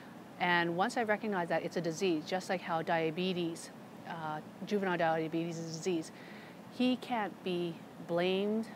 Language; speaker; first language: English; native; English